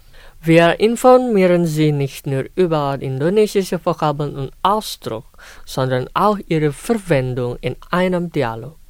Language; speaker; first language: German; non-native, fluent; Indonesian